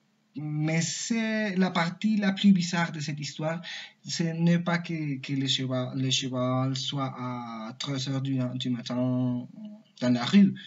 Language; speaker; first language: French; non-native, learner; Spanish